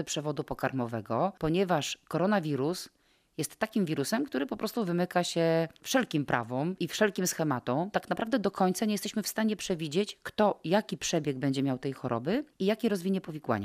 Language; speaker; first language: Polish; native; Polish